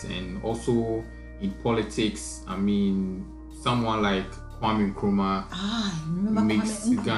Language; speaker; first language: English; non-native, local second language; Akan